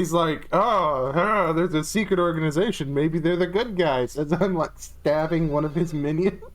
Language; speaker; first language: English; native; English